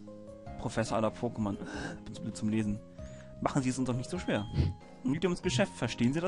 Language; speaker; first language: German; native; German